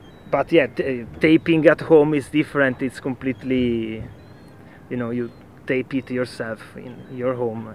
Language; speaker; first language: English; non-native, fluent; Italian